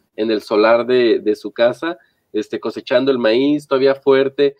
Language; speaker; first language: Spanish; native; Spanish